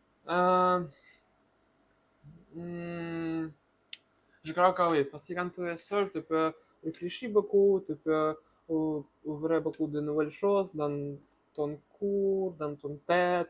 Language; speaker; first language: French; non-native, learner; Russian